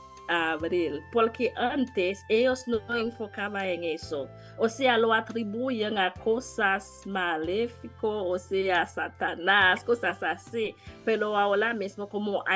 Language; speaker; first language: Spanish; non-native, learner; Haitian Creole